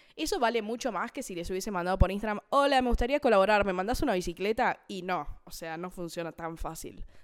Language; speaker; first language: Spanish; native; Spanish